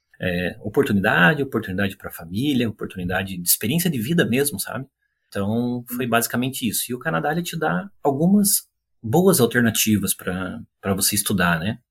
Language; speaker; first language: Portuguese; native; Portuguese